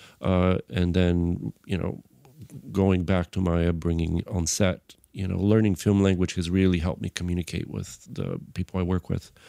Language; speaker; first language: English; non-native, fluent; Bulgarian